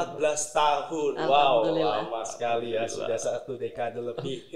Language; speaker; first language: Indonesian; native; Indonesian